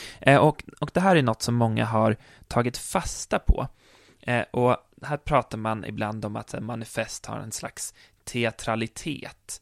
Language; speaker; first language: Swedish; native; Swedish